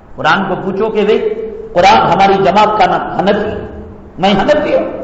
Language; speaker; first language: Urdu; native; Urdu